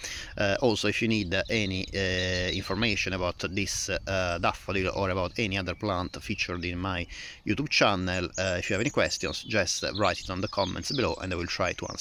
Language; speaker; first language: English; non-native, fluent; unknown